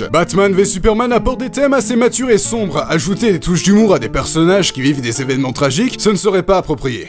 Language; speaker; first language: French; native; French